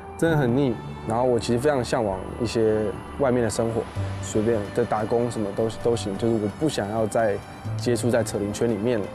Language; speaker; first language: Chinese; native; Chinese